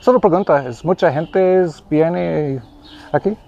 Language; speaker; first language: Spanish; non-native, learner; English